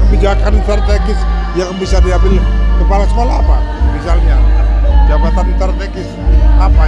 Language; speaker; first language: Indonesian; native; Indonesian